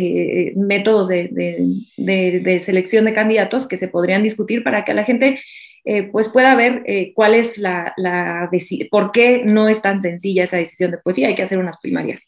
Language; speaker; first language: Spanish; native; Spanish